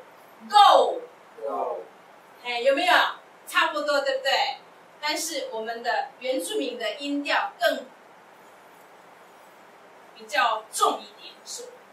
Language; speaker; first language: Chinese; non-native, local second language; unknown